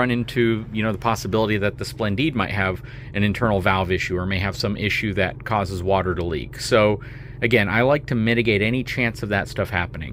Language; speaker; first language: English; native; English